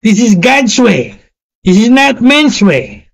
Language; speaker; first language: English; non-native, local second language; Filipino